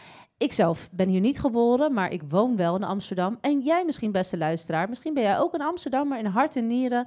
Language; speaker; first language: Dutch; native; Dutch